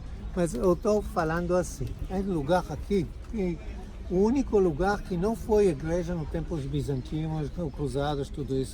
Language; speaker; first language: Portuguese; non-native, learner; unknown